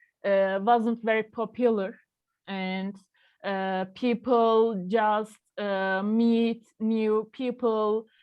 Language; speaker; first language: English; non-native, learner; Turkish